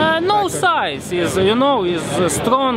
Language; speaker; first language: English; non-native, learner; Ukrainian